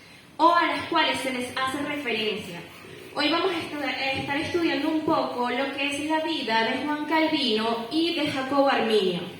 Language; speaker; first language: Spanish; native; Spanish